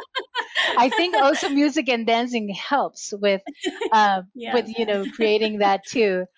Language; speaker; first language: English; non-native, fluent; Spanish